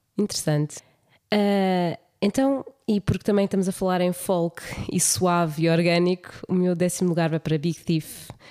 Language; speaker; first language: Portuguese; native; Portuguese